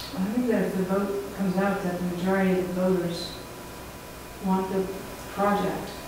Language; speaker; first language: English; native; English